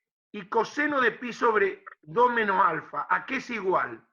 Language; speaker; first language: Spanish; native; Spanish